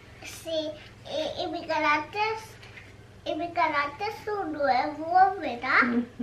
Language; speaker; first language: Spanish; early bilingual, heritage; Spanish